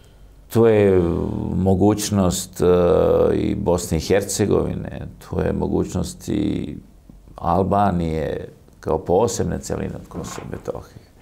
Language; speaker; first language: Croatian; native; Croatian